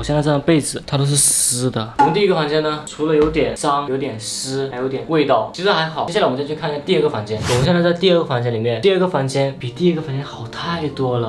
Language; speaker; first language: Chinese; native; Chinese